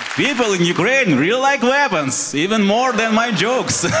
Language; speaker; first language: English; non-native, fluent; Ukrainian